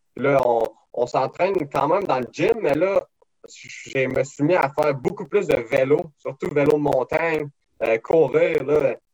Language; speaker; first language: French; native; French